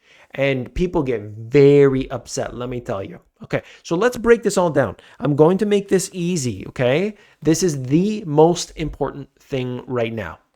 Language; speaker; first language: English; native; English